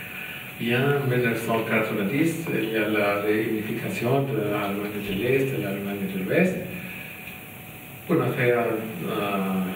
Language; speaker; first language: French; non-native, learner; German